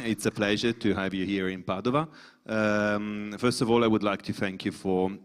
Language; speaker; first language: English; non-native, fluent; Italian